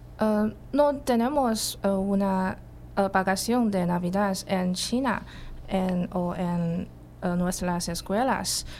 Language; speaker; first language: Spanish; non-native, learner; Chinese